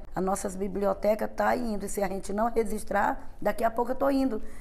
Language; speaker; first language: Portuguese; non-native, local second language; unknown